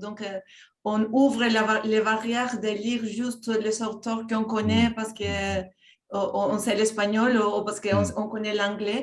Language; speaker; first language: French; non-native, fluent; Spanish